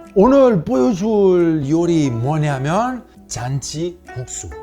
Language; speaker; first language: Korean; non-native, learner; Italian